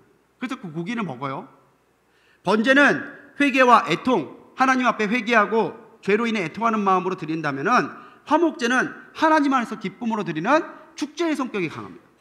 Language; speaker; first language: Korean; native; Korean